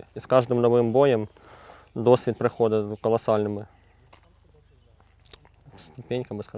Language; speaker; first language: Ukrainian; native; Ukrainian